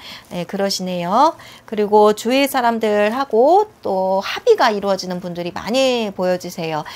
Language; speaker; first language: Korean; native; Korean